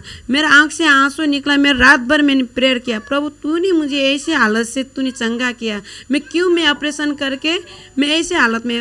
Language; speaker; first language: Hindi; non-native, local second language; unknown